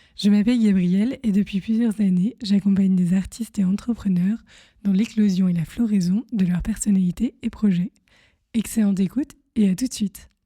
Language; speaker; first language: French; native; French